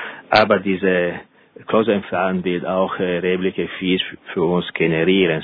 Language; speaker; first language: German; non-native, fluent; Italian